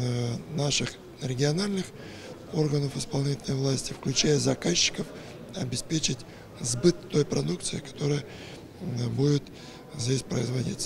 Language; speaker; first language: Russian; native; Russian